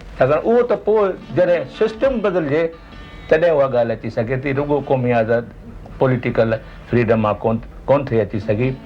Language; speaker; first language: Sindhi; native; Sindhi